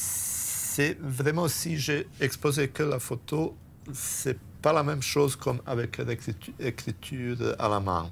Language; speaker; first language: French; non-native, fluent; Bosnian